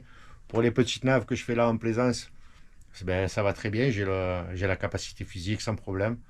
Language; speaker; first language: French; native; French